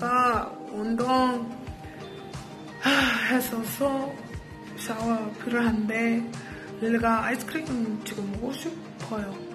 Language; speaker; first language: Korean; non-native, learner; English